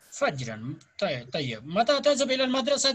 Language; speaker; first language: Arabic; non-native, fluent; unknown